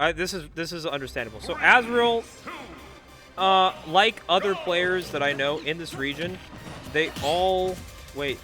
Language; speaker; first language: English; native; English